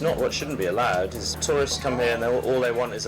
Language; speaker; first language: English; native; English